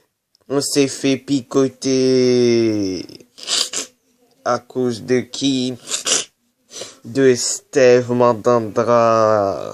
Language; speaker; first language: French; native; French